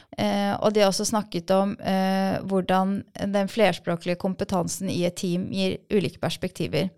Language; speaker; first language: Norwegian; early bilingual, other home language; Persian